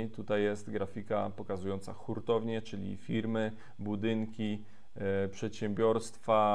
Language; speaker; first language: Polish; native; Polish